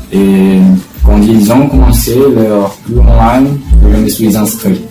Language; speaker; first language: French; non-native, learner; Portuguese